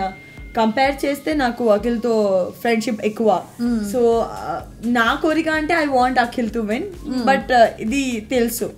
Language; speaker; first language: Telugu; non-native, learner; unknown